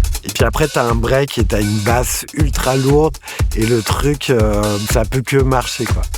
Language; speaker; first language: French; native; French